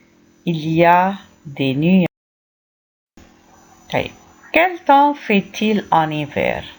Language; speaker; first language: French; non-native, fluent; Arabic